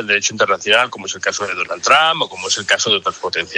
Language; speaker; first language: Spanish; native; Spanish